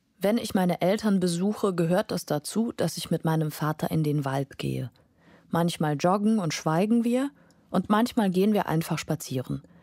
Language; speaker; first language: German; non-native, fluent; Lithuanian